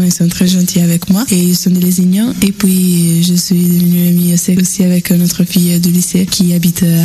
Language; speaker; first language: French; non-native, fluent; Italian